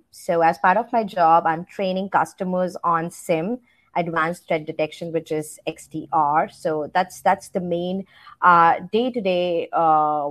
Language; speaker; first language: English; non-native, local second language; Hindi